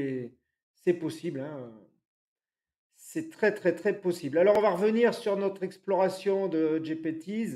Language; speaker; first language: French; native; French